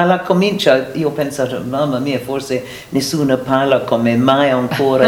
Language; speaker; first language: Italian; non-native, learner; English